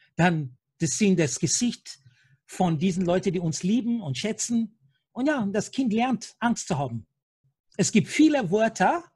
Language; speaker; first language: German; non-native, fluent; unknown